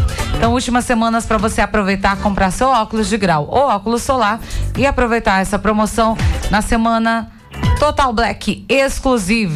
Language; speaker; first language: Portuguese; native; Portuguese